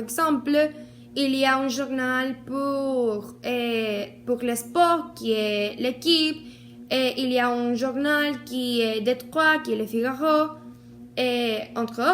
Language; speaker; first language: French; non-native, learner; Spanish